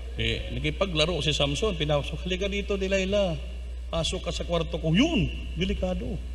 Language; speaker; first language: Filipino; non-native, local second language; Cebuano